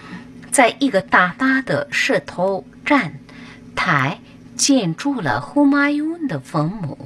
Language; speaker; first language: Chinese; non-native, learner; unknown